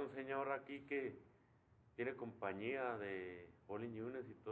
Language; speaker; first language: Spanish; native; Spanish